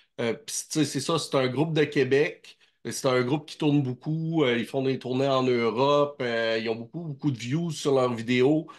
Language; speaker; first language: French; native; French